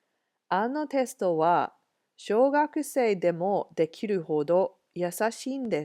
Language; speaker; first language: Japanese; non-native, fluent; English